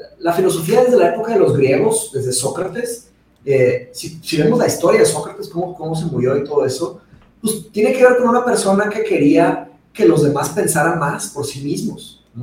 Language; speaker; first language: Spanish; early bilingual, other home language; Portuguese